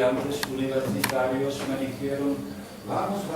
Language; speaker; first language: Spanish; non-native, learner; Czech